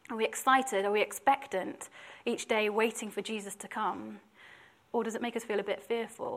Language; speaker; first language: English; native; English